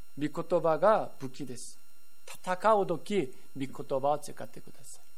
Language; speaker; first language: Japanese; non-native, fluent; Korean